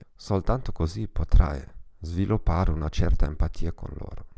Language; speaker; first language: Italian; non-native, fluent; German